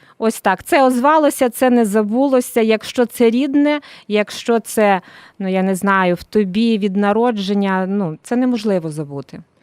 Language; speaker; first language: Ukrainian; native; Ukrainian